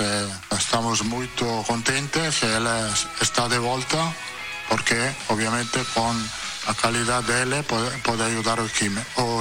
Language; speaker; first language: Portuguese; non-native, fluent; Italian